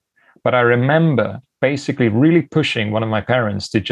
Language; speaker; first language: English; native; English